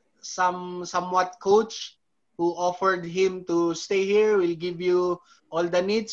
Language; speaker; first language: English; non-native, local second language; Filipino